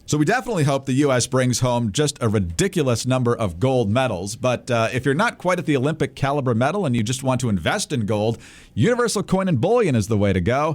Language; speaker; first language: English; native; English